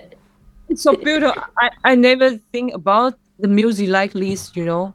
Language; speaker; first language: English; non-native, learner; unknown